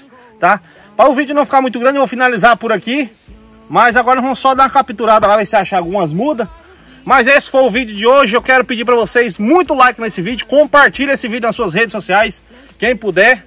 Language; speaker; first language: Portuguese; native; Portuguese